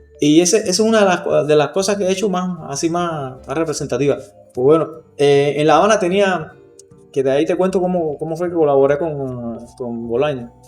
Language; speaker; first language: Spanish; native; Spanish